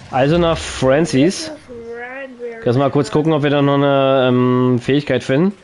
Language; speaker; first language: German; native; German